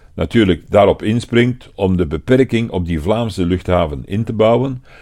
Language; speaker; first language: Dutch; native; Dutch